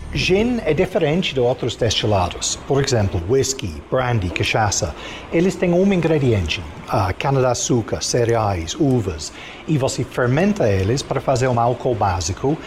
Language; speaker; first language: Portuguese; non-native, fluent; English